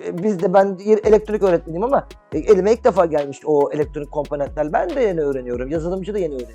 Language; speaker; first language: Turkish; native; Turkish